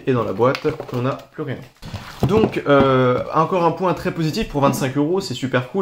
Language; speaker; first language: French; native; French